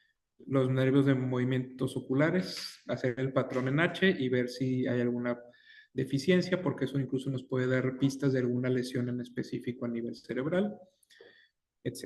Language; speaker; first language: Spanish; native; Spanish